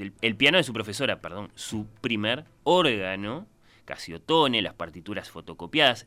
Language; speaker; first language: Spanish; native; Spanish